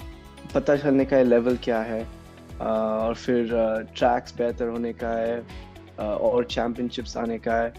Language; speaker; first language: Hindi; non-native, local second language; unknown